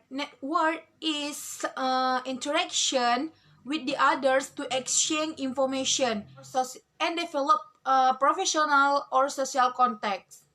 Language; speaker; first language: English; non-native, learner; Indonesian